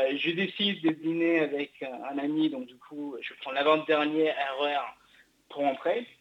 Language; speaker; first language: French; non-native, fluent; English